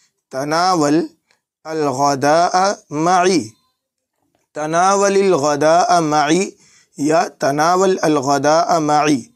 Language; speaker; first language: Arabic; non-native, fluent; Urdu